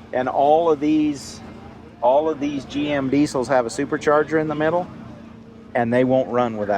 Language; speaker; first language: English; native; English